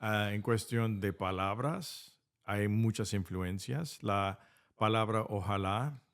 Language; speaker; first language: Spanish; non-native, fluent; English